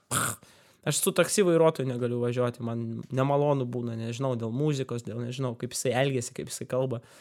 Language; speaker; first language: Lithuanian; non-native, local second language; Russian